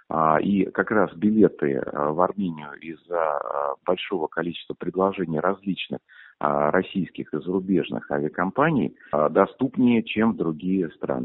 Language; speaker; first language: Russian; native; Russian